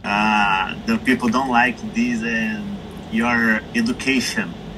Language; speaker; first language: English; non-native, learner; Portuguese